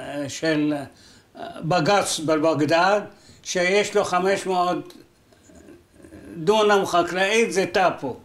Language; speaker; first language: Hebrew; non-native, fluent; Arabic